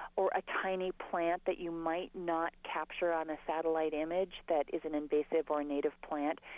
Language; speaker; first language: English; native; English